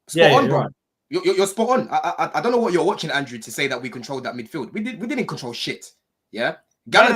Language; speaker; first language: English; native; English